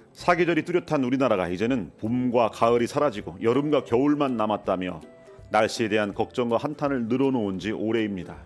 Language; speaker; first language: Korean; native; Korean